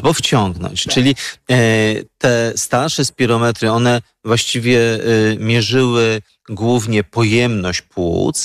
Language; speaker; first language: Polish; native; Polish